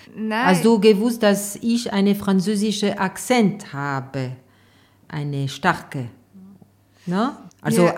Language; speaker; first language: German; non-native, fluent; French